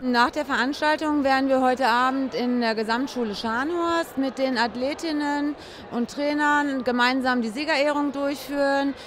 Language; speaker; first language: German; native; German